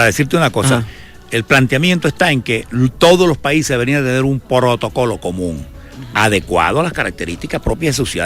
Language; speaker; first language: Spanish; native; Spanish